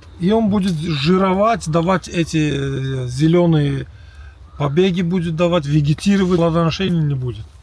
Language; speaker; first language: Russian; non-native, local second language; Azerbaijani